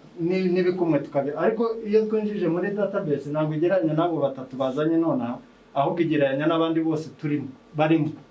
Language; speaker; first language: Kinyarwanda; native; Kinyarwanda